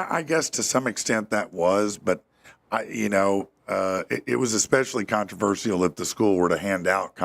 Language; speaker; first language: English; native; English